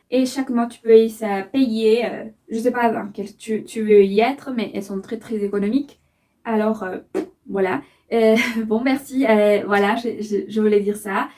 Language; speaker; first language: French; non-native, fluent; Spanish